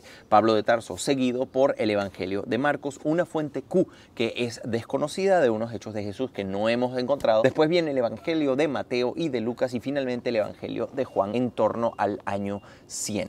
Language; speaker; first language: Spanish; native; Spanish